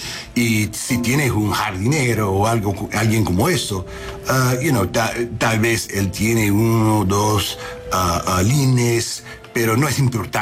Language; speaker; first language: Spanish; non-native, learner; English